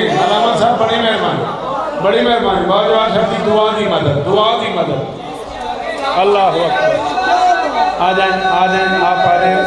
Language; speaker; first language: Urdu; non-native, local second language; Punjabi